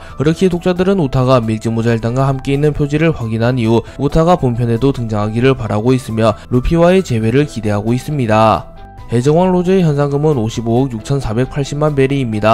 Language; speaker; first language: Korean; native; Korean